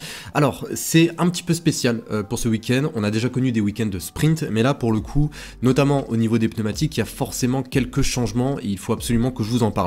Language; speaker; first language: French; native; French